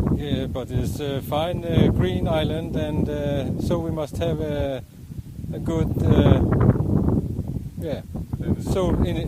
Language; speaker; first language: English; non-native, learner; Danish